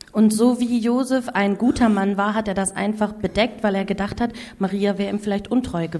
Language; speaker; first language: German; native; German